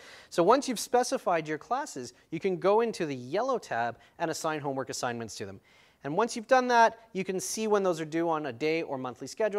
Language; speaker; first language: English; native; English